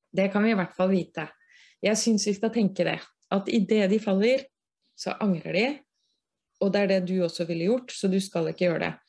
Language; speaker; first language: Norwegian; native; Norwegian